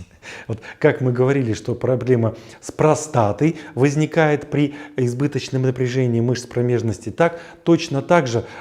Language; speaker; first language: Russian; native; Russian